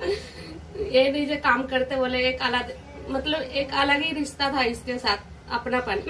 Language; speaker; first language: Hindi; non-native, local second language; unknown